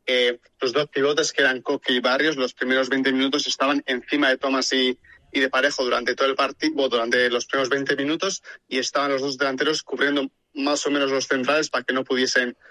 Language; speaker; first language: Spanish; native; Spanish